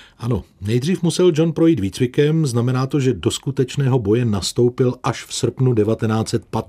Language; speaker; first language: Czech; native; Czech